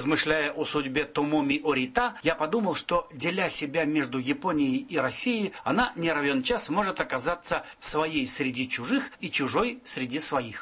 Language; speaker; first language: Russian; native; Russian